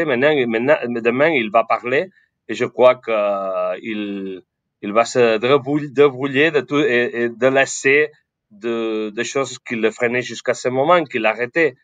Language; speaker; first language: French; non-native, fluent; Spanish